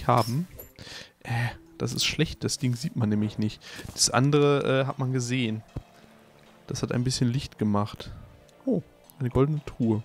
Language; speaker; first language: German; native; German